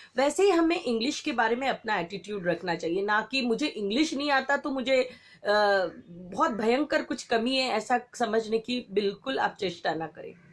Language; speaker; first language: Hindi; non-native, local second language; Marathi